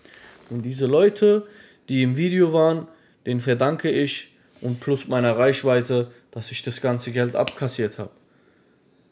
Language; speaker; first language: German; native; German